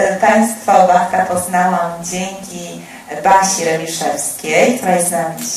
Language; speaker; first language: Polish; native; Polish